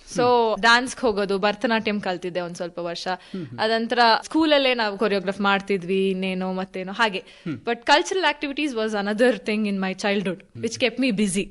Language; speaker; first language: Kannada; native; Kannada